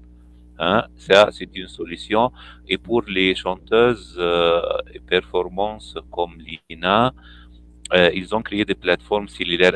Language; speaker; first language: French; non-native, fluent; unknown